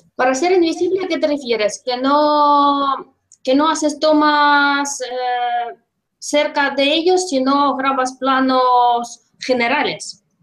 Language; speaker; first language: Spanish; non-native, fluent; Russian